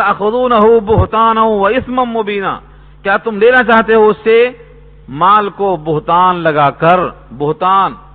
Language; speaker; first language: Urdu; native; Urdu